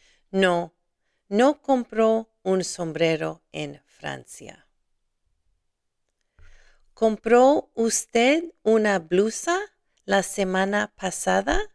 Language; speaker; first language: Spanish; non-native, fluent; English